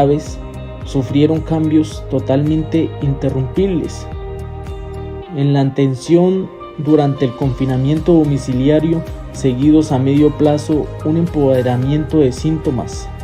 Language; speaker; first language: Spanish; native; Spanish